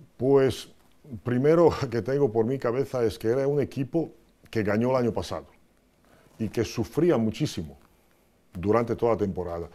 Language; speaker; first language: Spanish; non-native, fluent; Croatian